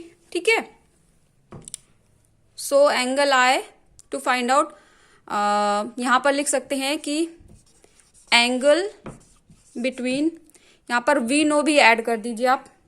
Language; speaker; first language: Hindi; native; Hindi